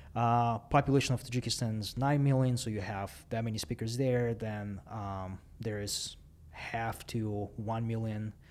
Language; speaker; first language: English; non-native, fluent; Russian